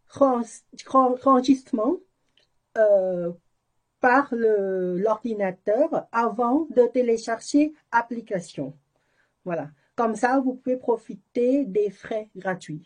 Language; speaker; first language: French; non-native, learner; Thai